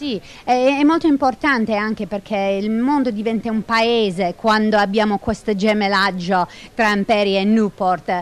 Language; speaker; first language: Italian; non-native, learner; English